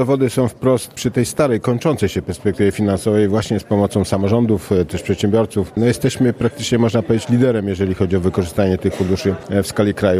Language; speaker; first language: Polish; native; Polish